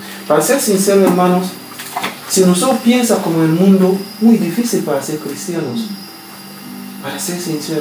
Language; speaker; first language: Spanish; non-native, learner; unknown